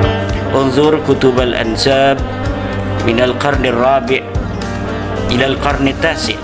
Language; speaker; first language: Arabic; non-native, fluent; Indonesian